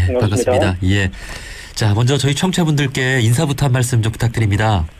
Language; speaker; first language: Korean; native; Korean